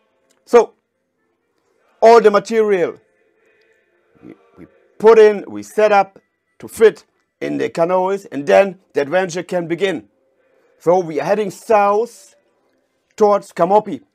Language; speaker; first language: English; non-native, fluent; German